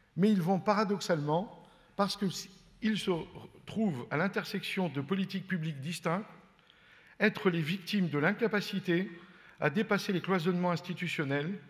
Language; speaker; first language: French; native; French